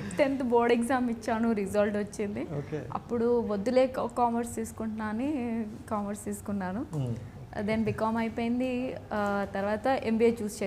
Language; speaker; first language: Telugu; non-native, learner; Odia